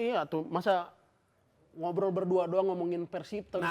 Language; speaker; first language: Indonesian; native; Indonesian